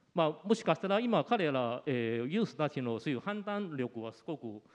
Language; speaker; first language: Japanese; non-native, fluent; Malay